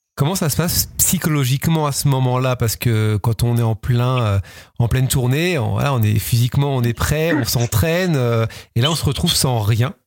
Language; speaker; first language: French; native; French